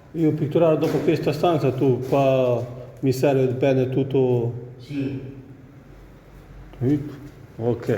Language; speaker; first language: Italian; non-native, learner; Ukrainian